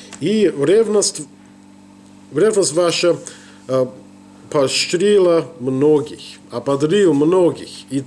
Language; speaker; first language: Russian; non-native, learner; English